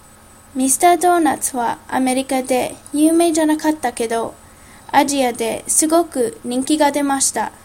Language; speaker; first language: Japanese; non-native, learner; English